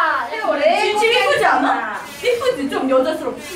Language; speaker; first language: Korean; native; Korean